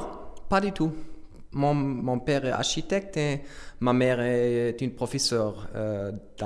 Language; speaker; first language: French; non-native, fluent; German